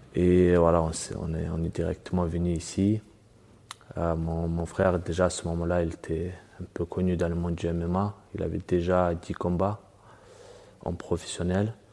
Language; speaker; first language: French; early bilingual, other home language; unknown